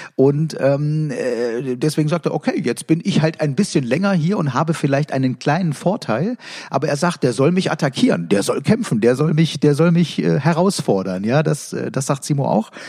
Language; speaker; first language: German; native; German